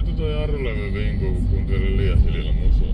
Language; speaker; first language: Finnish; native; Finnish